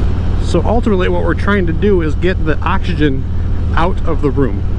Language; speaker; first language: English; native; English